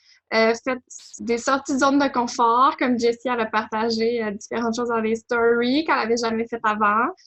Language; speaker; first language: French; native; French